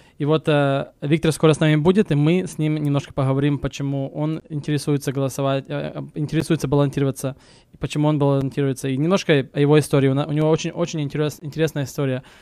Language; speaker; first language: Russian; early bilingual, heritage; Russian